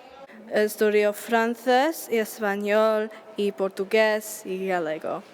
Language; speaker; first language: Spanish; non-native, fluent; English